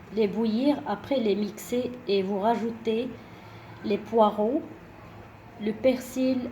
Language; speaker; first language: French; non-native, local second language; Arabic